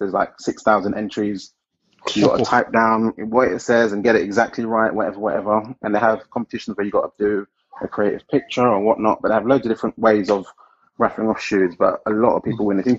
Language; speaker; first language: English; native; English